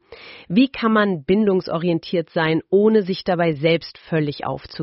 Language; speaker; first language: German; native; German